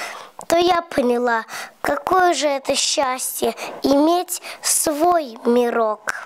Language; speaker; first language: Russian; native; Russian